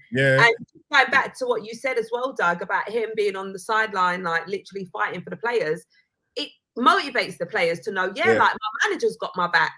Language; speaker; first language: English; native; English